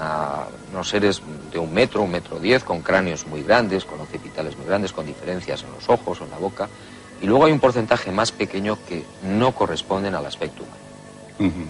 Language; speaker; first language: Spanish; native; Spanish